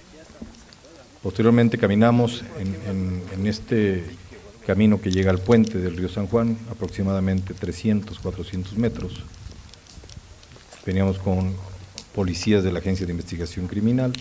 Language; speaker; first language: Spanish; native; Spanish